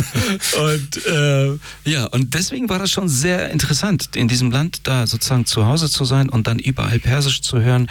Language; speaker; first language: German; early bilingual, other home language; Persian